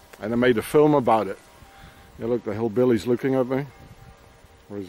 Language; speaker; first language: English; non-native, fluent; French